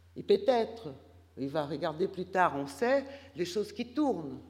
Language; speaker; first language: French; non-native, fluent; Portuguese